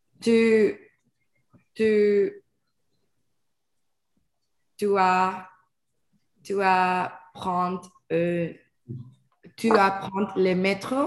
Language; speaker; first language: French; non-native, learner; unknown